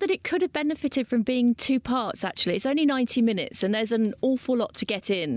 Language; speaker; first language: English; native; English